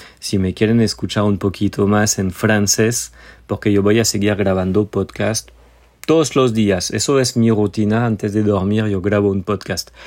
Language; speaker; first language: Spanish; non-native, fluent; French